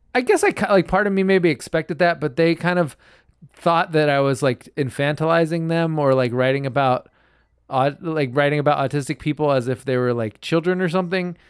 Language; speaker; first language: English; native; English